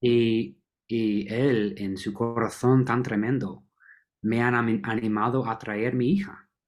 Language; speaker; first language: Spanish; non-native, fluent; English